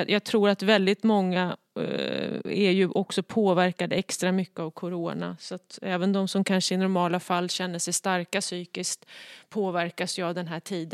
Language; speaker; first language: Swedish; native; Swedish